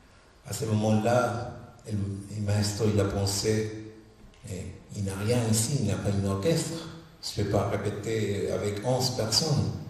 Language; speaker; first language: French; non-native, fluent; Spanish